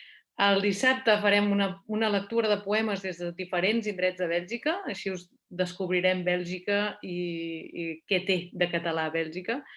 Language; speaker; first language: Catalan; native; Catalan